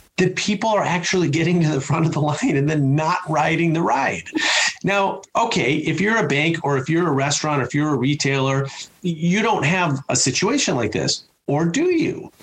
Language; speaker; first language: English; native; English